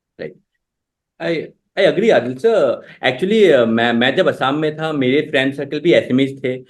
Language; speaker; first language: Hindi; non-native, local second language; Assamese